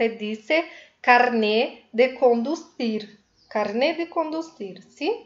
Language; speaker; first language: Spanish; non-native, fluent; Portuguese